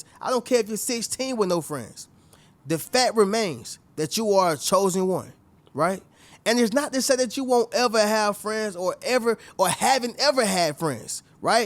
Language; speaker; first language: English; native; English